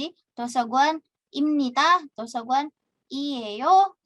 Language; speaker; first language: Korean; non-native, fluent; Indonesian